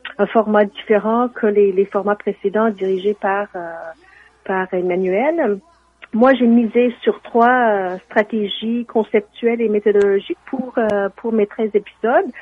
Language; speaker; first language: French; native; French